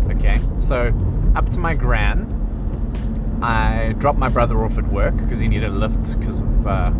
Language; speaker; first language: English; native; English